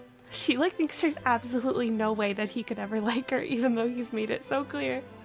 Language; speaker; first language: English; native; English